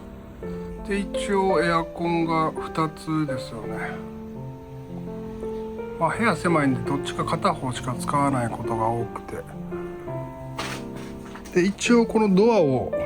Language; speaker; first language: Japanese; native; Japanese